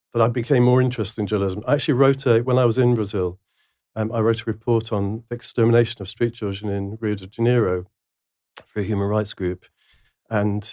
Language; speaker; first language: English; native; English